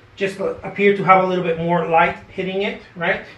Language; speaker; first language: English; non-native, fluent; Spanish